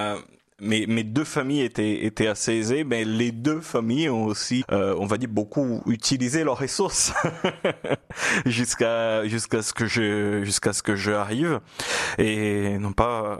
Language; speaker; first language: French; non-native, fluent; Portuguese